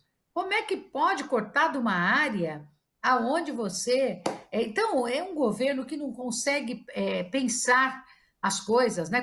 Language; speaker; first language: Portuguese; native; Portuguese